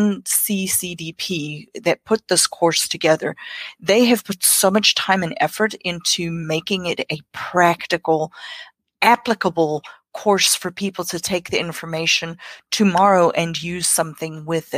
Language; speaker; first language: English; non-native, local second language; Afrikaans